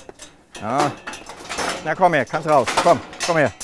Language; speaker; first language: German; native; German